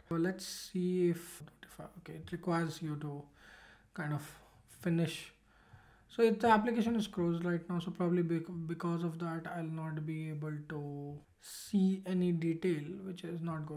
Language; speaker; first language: English; non-native, local second language; Hindi